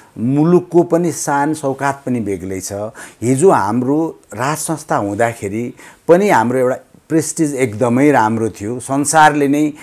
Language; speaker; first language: Nepali; native; Nepali